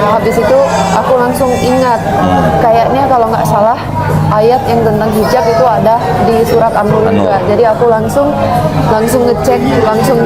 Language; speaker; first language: Indonesian; non-native, fluent; Finnish